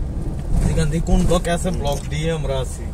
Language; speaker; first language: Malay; non-native, learner; Bangla